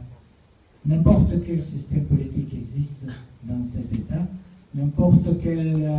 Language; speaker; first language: French; non-native, fluent; Russian